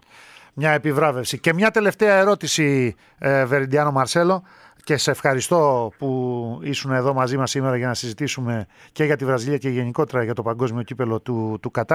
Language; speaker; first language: Greek; native; Greek